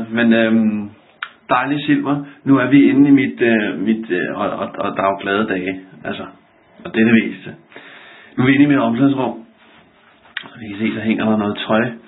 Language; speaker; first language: Danish; native; Danish